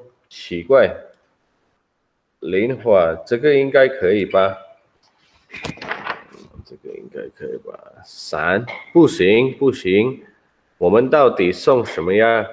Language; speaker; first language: Chinese; non-native, learner; Indonesian